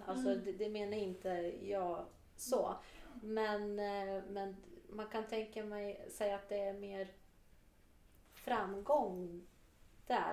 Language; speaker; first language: Swedish; non-native, fluent; Portuguese